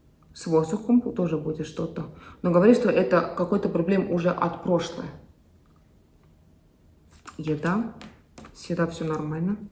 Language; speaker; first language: Russian; non-native, fluent; Estonian